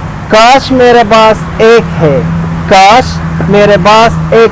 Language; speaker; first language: Hindi; non-native, fluent; Arabic